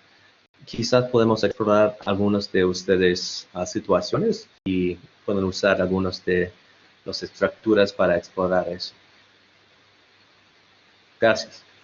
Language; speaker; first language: Spanish; non-native, learner; English